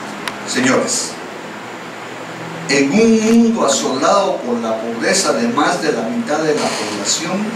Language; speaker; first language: Spanish; native; Spanish